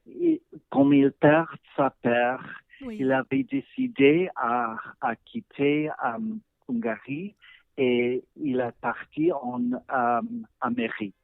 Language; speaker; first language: French; non-native, learner; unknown